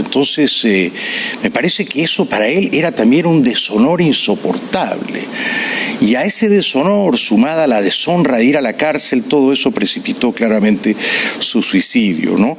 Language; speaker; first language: Spanish; native; Spanish